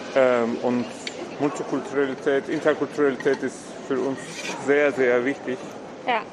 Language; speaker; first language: German; non-native, fluent; Turkish